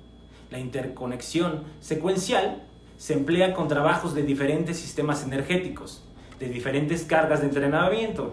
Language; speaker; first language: Spanish; native; Spanish